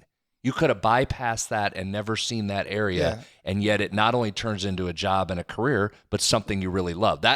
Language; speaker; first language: English; native; English